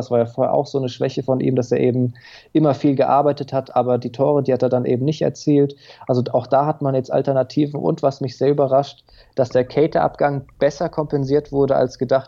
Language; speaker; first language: German; native; German